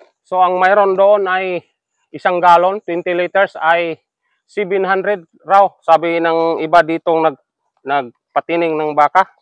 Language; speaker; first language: Filipino; non-native, local second language; Cebuano